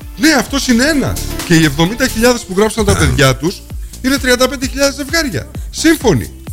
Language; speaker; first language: Greek; early bilingual, heritage; Greek